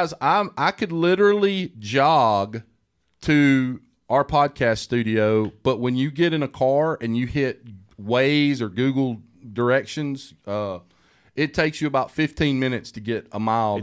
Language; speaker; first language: English; native; English